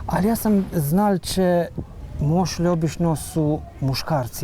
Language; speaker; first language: Bosnian; native; Bosnian